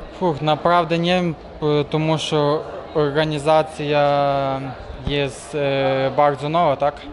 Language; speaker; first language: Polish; non-native, learner; Ukrainian